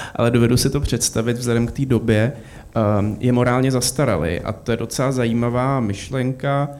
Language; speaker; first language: Czech; native; Czech